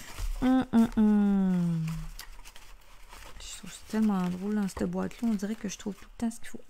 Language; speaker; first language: French; native; French